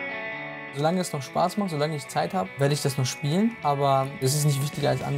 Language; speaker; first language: German; native; German